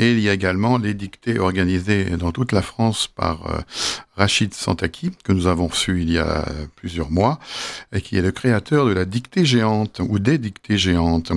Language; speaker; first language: French; native; French